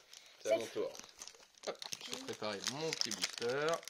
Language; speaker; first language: French; native; French